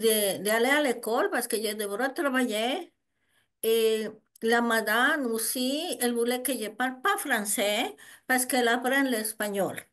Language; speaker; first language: French; non-native, learner; Spanish